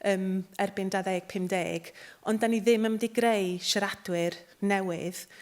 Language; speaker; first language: Welsh; native; Welsh